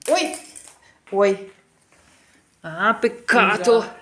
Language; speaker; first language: Italian; non-native, learner; Ukrainian